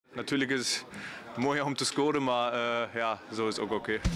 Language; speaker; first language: Dutch; non-native, learner; German